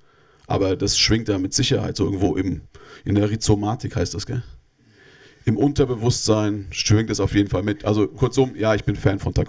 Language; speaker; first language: German; native; German